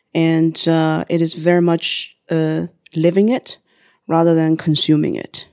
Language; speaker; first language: English; non-native, fluent; Chinese